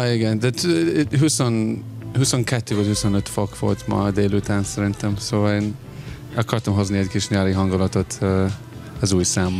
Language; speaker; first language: Hungarian; non-native, fluent; English